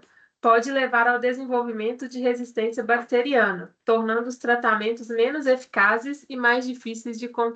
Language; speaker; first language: Portuguese; native; Portuguese